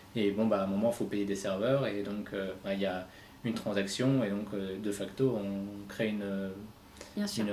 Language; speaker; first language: French; native; French